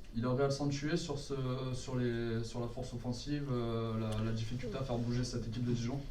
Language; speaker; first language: French; native; French